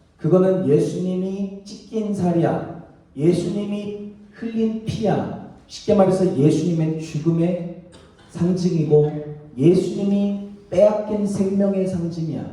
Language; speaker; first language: Korean; native; Korean